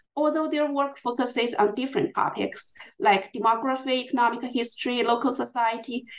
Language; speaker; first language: English; non-native, fluent; Chinese